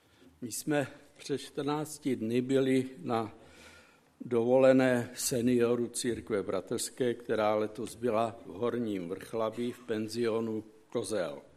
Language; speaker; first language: Czech; native; Czech